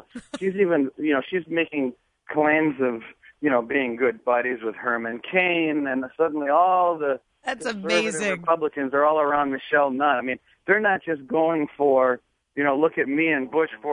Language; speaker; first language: English; native; English